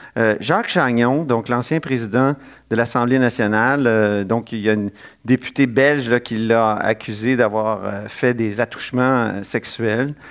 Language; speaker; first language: French; native; French